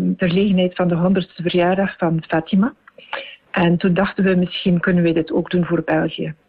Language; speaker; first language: Dutch; native; Dutch